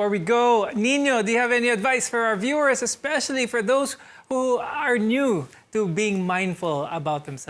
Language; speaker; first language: English; non-native, local second language; Filipino